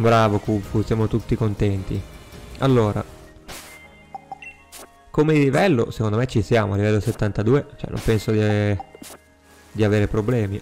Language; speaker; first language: Italian; native; Italian